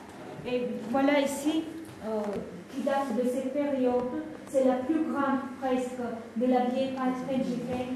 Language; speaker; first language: French; non-native, fluent; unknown